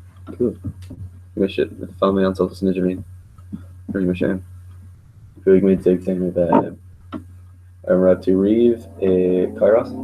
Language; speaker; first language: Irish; non-native, local second language; English